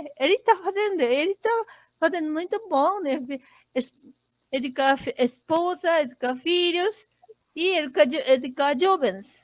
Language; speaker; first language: Portuguese; non-native, learner; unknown